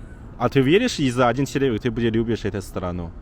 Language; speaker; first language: Russian; non-native, learner; Chinese